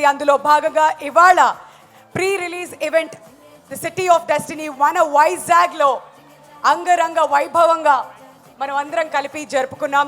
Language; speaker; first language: Telugu; native; Telugu